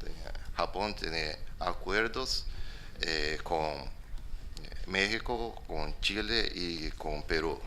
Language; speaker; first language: Spanish; non-native, fluent; Portuguese